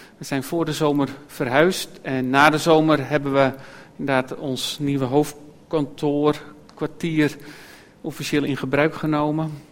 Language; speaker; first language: Dutch; native; Dutch